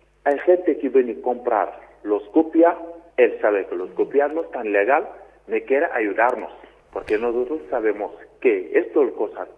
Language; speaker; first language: Spanish; non-native, learner; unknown